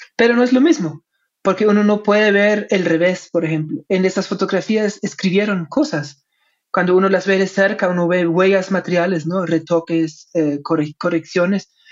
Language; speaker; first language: Spanish; non-native, fluent; German